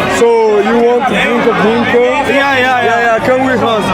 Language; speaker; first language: English; non-native, learner; Italian